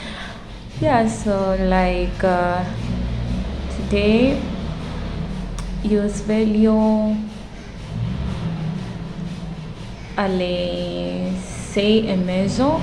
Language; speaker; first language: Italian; non-native, learner; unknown